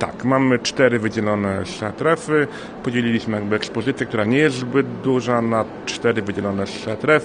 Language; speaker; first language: Polish; native; Polish